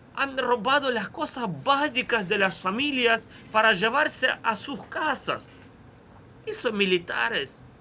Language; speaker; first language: Spanish; non-native, fluent; Ukrainian